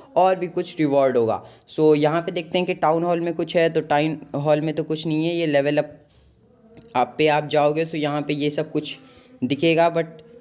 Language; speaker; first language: Hindi; native; Hindi